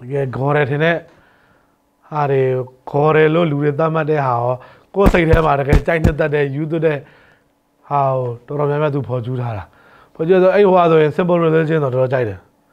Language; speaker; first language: Burmese; native; Burmese